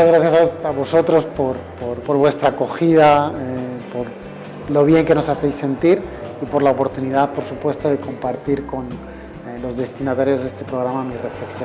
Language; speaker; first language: Spanish; native; Spanish